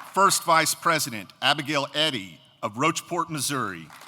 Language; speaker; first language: English; native; English